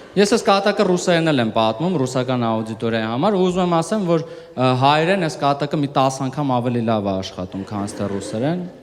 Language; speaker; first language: Armenian; early bilingual, heritage; Armenian